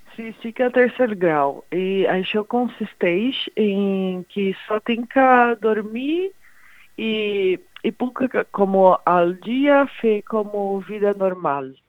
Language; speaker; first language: Catalan; non-native, learner; Portuguese